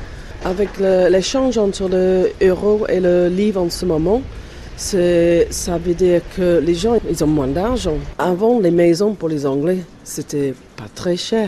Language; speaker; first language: French; non-native, fluent; English